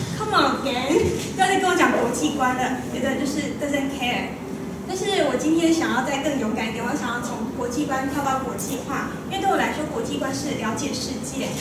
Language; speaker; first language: Chinese; native; Chinese